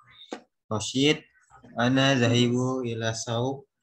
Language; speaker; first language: Arabic; non-native, learner; Indonesian